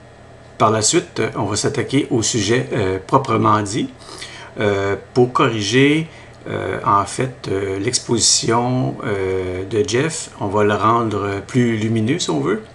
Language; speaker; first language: French; native; French